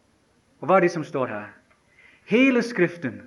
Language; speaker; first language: Norwegian; non-native, fluent; English